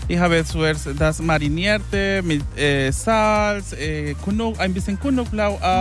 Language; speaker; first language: German; non-native, learner; Spanish